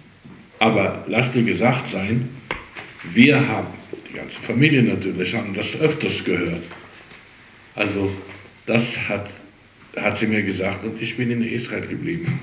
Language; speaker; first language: German; early bilingual, heritage; German